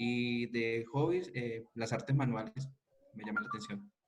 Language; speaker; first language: Spanish; native; Spanish